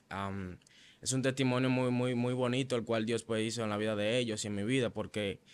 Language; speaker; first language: Spanish; native; Spanish